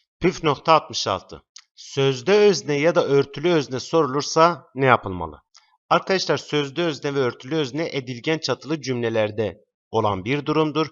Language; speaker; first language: Turkish; native; Turkish